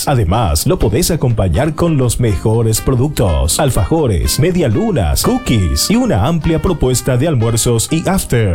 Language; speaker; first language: Spanish; native; Spanish